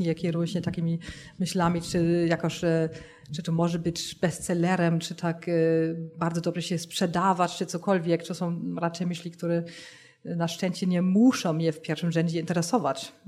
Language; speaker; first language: Polish; non-native, fluent; German